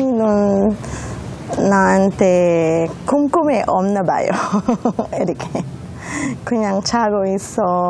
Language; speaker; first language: Korean; non-native, learner; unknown